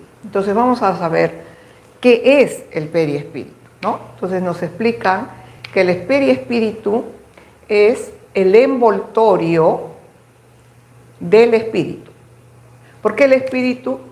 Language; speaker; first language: Spanish; native; Spanish